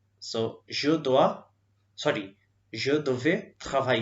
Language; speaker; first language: French; non-native, learner; Hindi